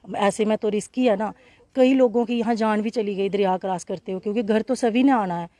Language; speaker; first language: Hindi; native; Hindi